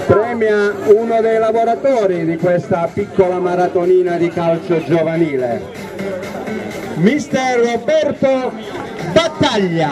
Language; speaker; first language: Italian; native; Italian